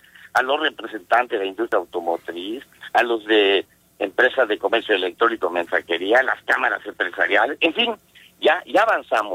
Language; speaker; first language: Spanish; native; Spanish